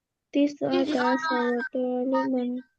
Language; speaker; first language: Arabic; non-native, learner; Bangla